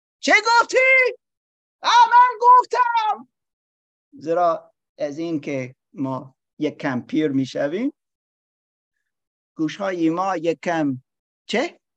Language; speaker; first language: Persian; non-native, learner; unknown